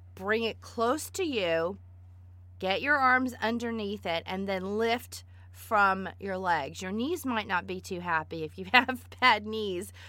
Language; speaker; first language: English; native; English